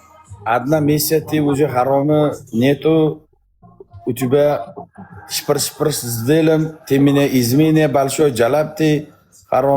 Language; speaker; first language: Russian; non-native, learner; Uzbek